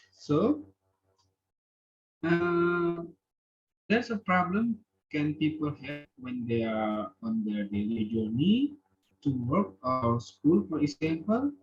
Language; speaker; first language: English; non-native, learner; Indonesian